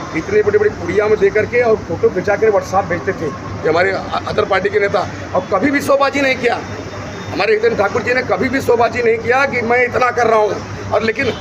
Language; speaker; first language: Hindi; native; Hindi